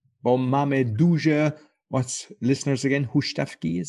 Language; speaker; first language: English; native; English